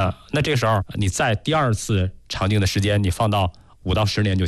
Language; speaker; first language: Chinese; native; Chinese